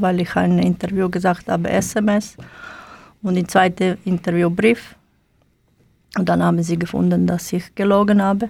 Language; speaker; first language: German; non-native, learner; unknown